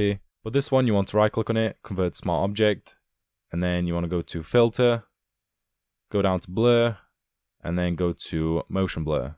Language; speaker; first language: English; native; English